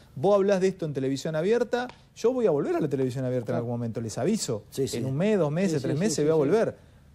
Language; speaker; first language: Spanish; native; Spanish